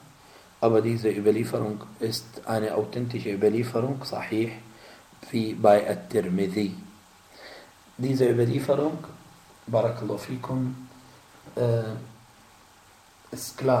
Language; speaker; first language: German; non-native, fluent; Arabic